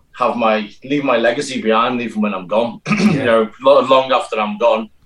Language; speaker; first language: English; native; English